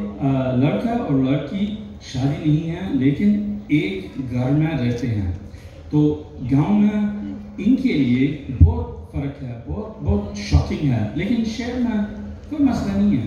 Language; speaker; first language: Hindi; non-native, learner; English